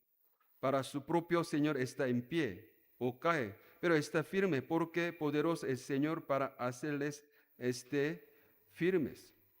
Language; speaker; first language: Spanish; non-native, learner; Korean